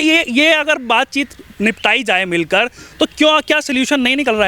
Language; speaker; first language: Hindi; native; Hindi